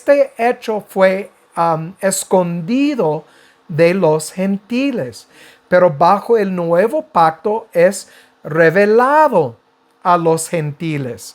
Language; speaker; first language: Spanish; non-native, fluent; English